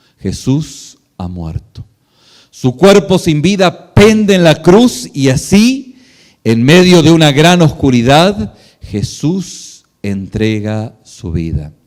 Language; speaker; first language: Spanish; native; Spanish